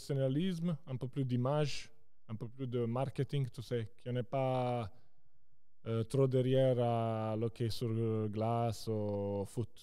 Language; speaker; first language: French; non-native, local second language; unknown